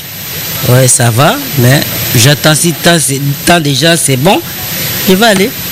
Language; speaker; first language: French; non-native, learner; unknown